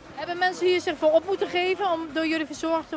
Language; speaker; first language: Dutch; native; Dutch